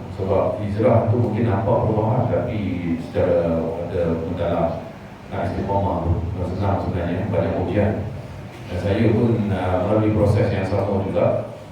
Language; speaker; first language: Malay; native; Malay